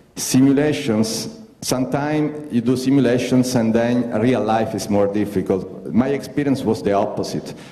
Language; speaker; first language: English; non-native, fluent; Italian